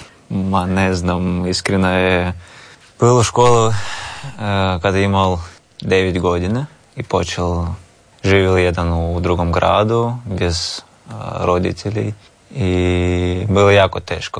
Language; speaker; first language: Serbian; non-native, learner; Russian